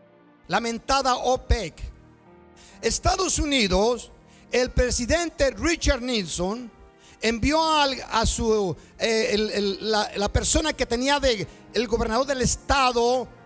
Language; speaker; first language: Spanish; native; Spanish